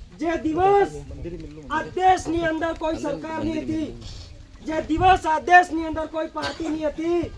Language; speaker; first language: Gujarati; non-native, local second language; Bhili